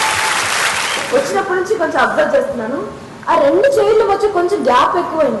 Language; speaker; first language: Telugu; native; Telugu